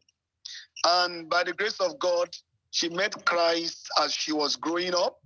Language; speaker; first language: English; non-native, local second language; Yoruba